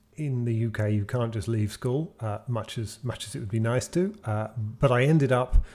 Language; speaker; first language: English; native; English